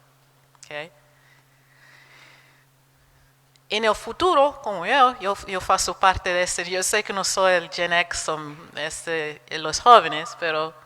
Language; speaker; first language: Spanish; non-native, fluent; Portuguese